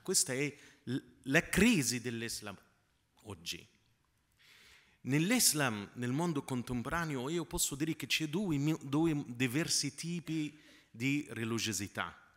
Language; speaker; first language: Italian; non-native, fluent; Arabic